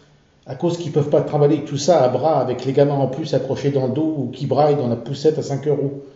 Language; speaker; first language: French; native; French